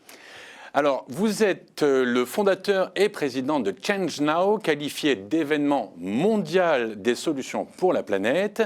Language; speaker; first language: French; native; French